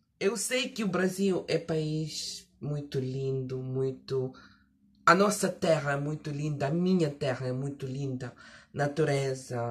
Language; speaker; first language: Portuguese; early bilingual, heritage; Portuguese